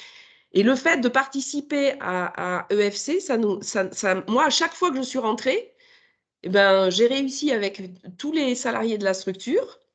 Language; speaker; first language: French; native; French